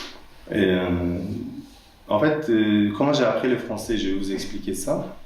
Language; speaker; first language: French; non-native, fluent; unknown